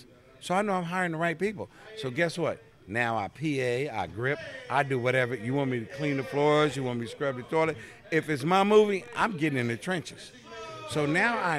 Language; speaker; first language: English; native; English